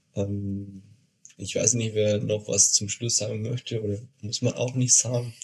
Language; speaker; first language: German; non-native, fluent; Spanish